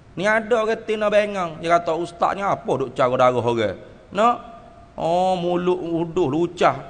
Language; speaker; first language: Malay; native; Malay